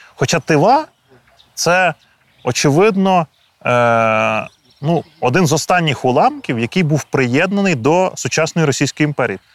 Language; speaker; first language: Ukrainian; native; Ukrainian